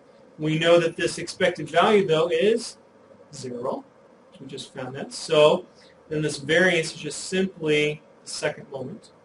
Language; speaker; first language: English; native; English